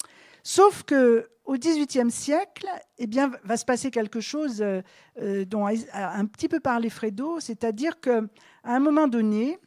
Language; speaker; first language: French; native; French